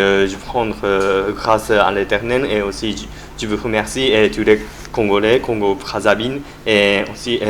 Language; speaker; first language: French; non-native, learner; Japanese